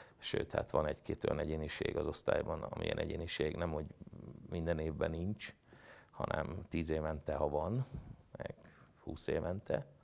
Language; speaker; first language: Hungarian; native; Hungarian